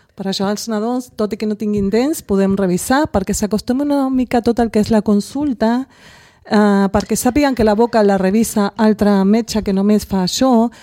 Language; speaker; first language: Catalan; non-native, local second language; Spanish